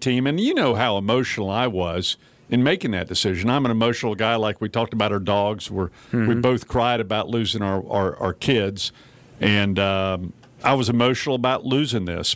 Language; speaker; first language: English; native; English